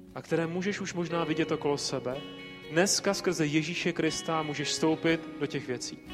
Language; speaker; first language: Czech; native; Czech